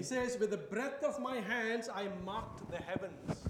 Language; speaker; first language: English; non-native, local second language; Tamil